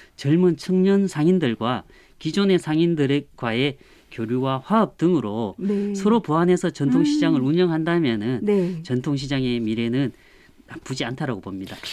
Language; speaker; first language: Korean; native; Korean